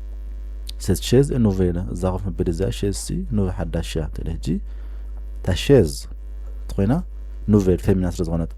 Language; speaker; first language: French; non-native, fluent; Tigrinya